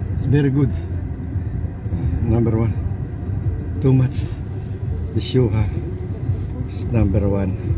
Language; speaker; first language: English; non-native, learner; Filipino